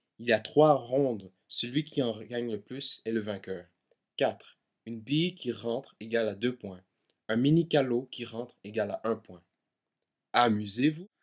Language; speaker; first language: French; native; French